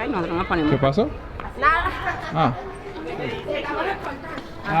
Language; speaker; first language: Spanish; non-native, learner; Polish